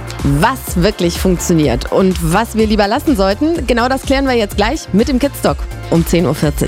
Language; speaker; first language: German; native; German